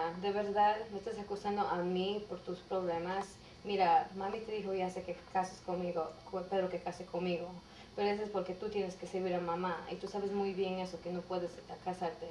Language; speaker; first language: Spanish; non-native, learner; English